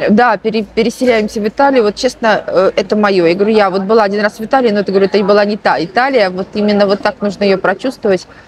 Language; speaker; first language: Russian; native; Russian